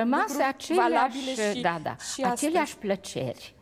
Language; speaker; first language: Romanian; native; Romanian